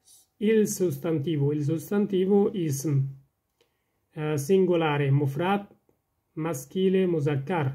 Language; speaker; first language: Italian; non-native, fluent; Persian